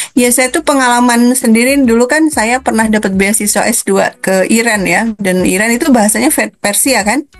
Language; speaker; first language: Indonesian; native; Indonesian